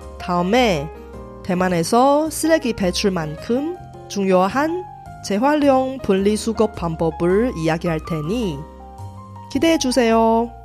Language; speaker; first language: Korean; non-native, fluent; Chinese